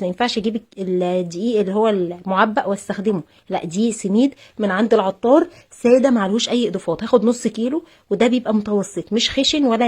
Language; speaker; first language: Arabic; native; Arabic